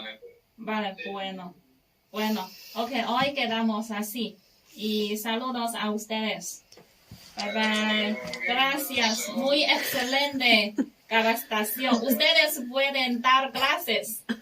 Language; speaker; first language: Spanish; non-native, learner; Chinese